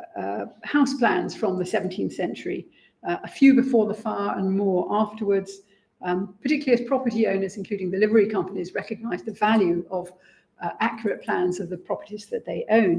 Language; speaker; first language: English; native; English